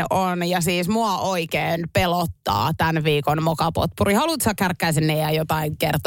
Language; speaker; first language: Finnish; native; Finnish